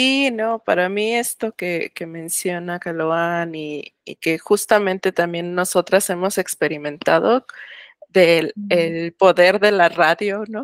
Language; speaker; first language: Spanish; native; Spanish